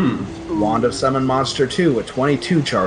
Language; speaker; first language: English; native; English